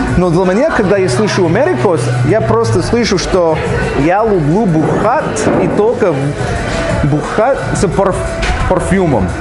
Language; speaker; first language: Russian; non-native, learner; English